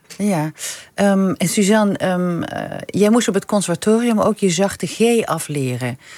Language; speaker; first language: Dutch; native; Dutch